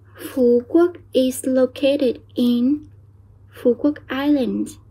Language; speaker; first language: English; non-native, fluent; Vietnamese